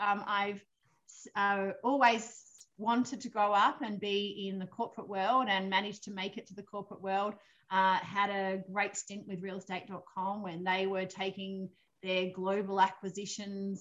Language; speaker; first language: English; native; English